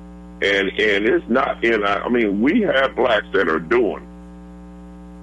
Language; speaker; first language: English; native; English